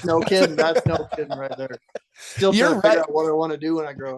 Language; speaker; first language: English; native; English